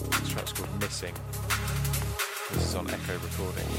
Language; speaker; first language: English; native; English